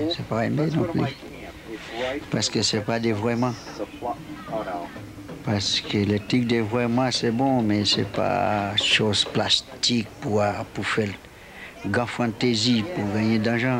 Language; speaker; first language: French; non-native, local second language; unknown